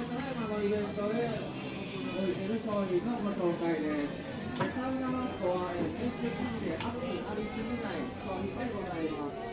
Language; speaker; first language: Japanese; native; Japanese